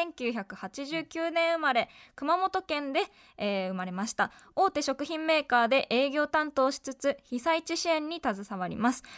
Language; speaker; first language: Japanese; native; Japanese